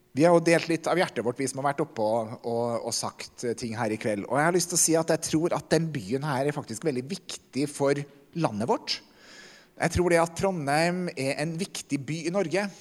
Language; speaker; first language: Norwegian; native; Norwegian